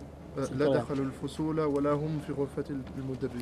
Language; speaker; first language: Arabic; non-native, learner; French